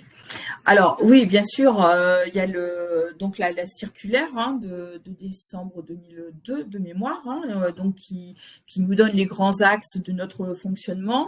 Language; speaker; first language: French; native; French